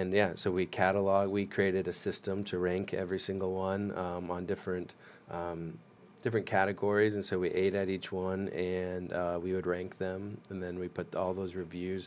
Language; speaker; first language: English; native; English